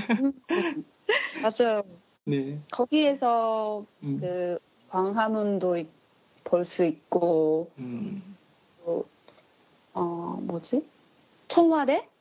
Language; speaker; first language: Korean; non-native, learner; Japanese